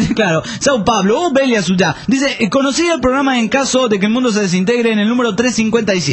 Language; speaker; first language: Spanish; native; Spanish